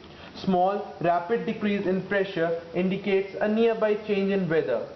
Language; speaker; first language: English; non-native, local second language; Bangla